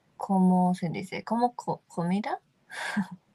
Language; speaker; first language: Spanish; non-native, fluent; Japanese